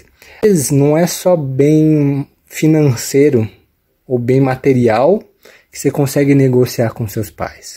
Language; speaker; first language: Portuguese; native; Portuguese